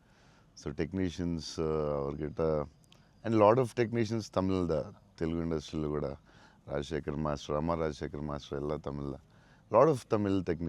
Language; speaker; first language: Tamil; non-native, local second language; Telugu